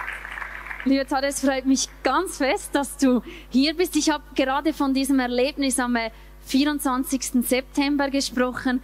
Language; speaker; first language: German; native; German